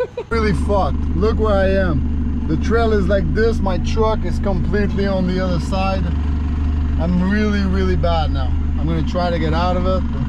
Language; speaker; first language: English; non-native, local second language; French